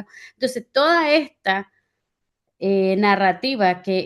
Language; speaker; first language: Spanish; native; Spanish